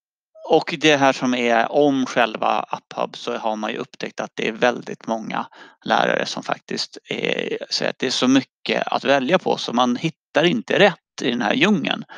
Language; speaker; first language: Swedish; native; Swedish